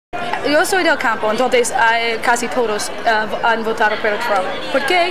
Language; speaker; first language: Spanish; non-native, learner; English